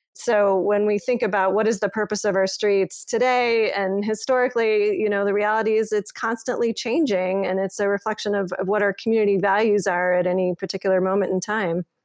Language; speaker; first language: English; native; English